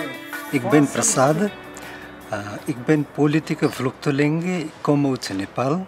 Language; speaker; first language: Dutch; non-native, learner; Nepali